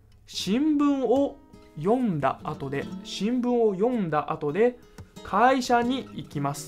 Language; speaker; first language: Japanese; non-native, fluent; Chinese